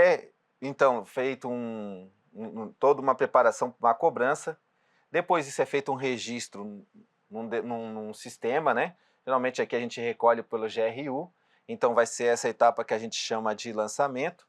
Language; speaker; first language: Portuguese; native; Portuguese